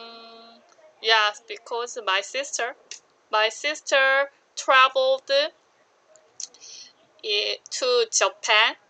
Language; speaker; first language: English; non-native, learner; Korean